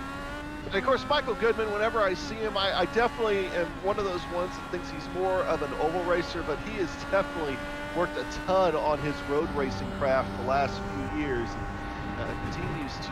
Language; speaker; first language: English; native; English